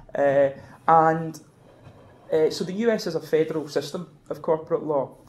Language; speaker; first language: English; native; English